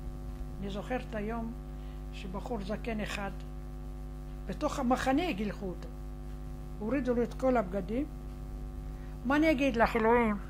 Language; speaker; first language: Hebrew; non-native, fluent; Arabic